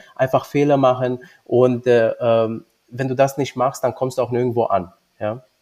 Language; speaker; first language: German; early bilingual, other home language; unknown